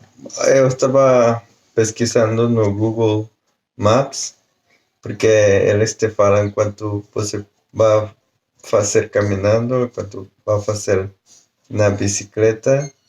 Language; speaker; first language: Portuguese; non-native, learner; Spanish